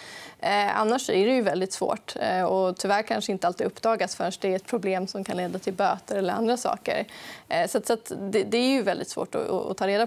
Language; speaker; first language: Swedish; native; Swedish